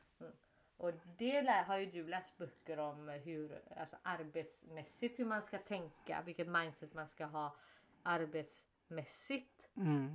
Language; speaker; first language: Swedish; native; Swedish